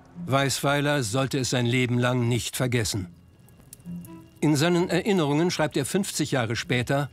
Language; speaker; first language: German; native; German